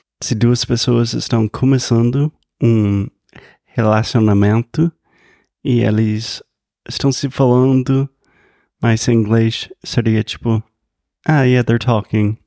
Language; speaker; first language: Portuguese; non-native, fluent; English